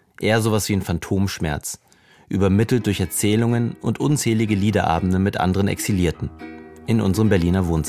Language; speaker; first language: German; native; German